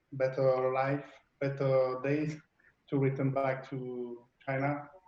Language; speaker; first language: English; non-native, learner; French